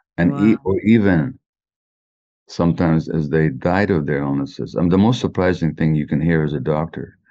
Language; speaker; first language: English; native; English